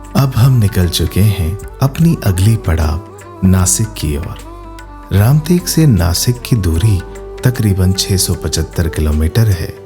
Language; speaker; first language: Hindi; native; Hindi